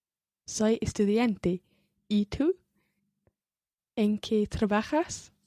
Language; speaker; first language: Spanish; non-native, learner; English